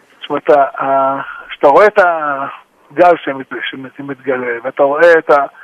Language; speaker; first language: Hebrew; native; Hebrew